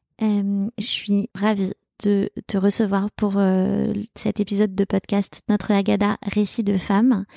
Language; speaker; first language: French; native; French